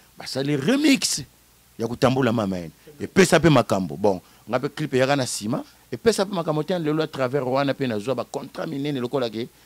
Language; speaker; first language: Lingala; native; Lingala